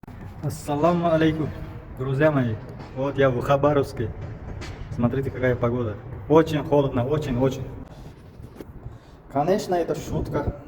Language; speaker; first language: Russian; non-native, local second language; Uzbek